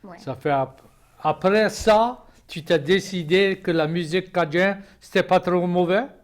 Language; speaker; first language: French; native; French